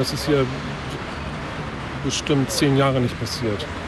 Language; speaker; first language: German; native; German